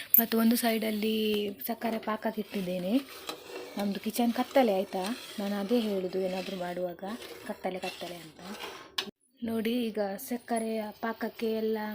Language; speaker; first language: Kannada; non-native, local second language; Tulu